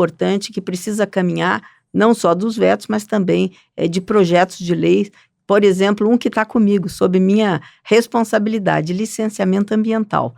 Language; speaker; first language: Portuguese; native; Portuguese